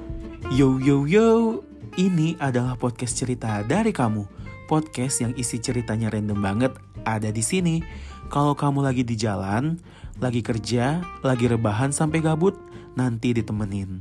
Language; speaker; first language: Indonesian; native; Indonesian